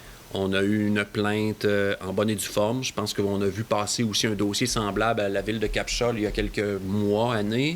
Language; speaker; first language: French; native; French